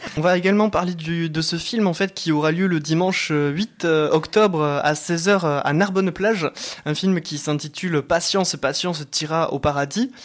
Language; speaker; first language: French; native; French